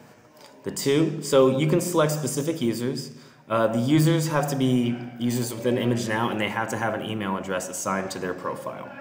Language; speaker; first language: English; native; English